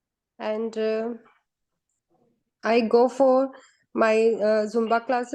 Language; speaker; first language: English; non-native, learner; Hindi